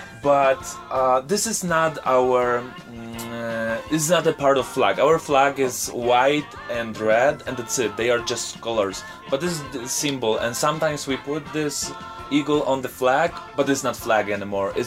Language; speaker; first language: English; non-native, fluent; Polish